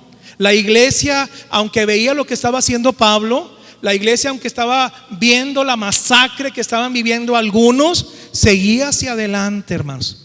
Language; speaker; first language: Spanish; native; Spanish